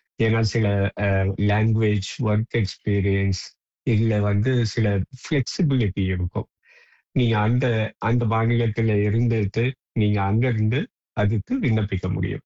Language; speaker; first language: Tamil; native; Tamil